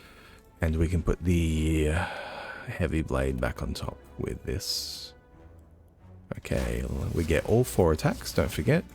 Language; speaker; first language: English; native; English